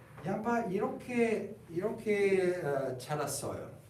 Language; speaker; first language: Korean; non-native, learner; Italian